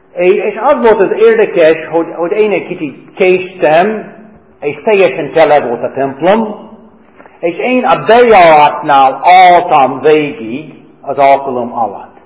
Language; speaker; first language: Hungarian; non-native, fluent; English